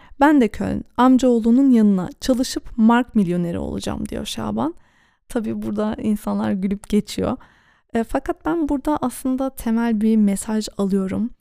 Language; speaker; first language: Turkish; early bilingual, heritage; Turkish